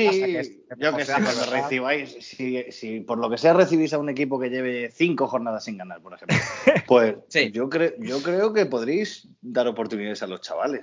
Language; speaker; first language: Spanish; native; Spanish